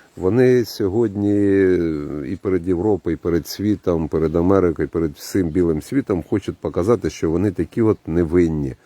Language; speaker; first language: Ukrainian; native; Ukrainian